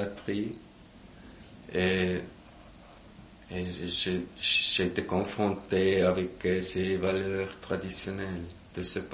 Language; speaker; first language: French; non-native, local second language; German